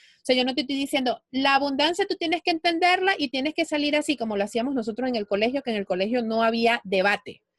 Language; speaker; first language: Spanish; native; Spanish